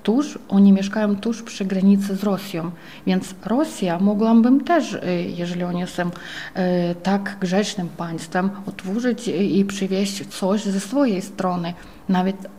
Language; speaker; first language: Polish; non-native, fluent; Ukrainian